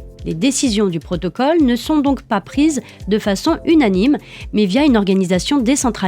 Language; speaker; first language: French; native; French